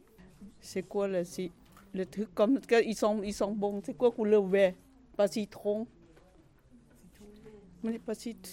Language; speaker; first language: French; non-native, learner; Thai